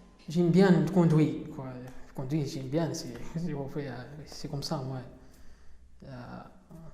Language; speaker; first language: French; non-native, learner; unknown